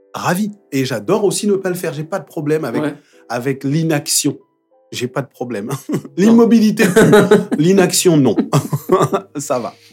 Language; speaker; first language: French; native; French